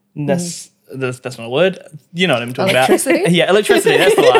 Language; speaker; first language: English; native; English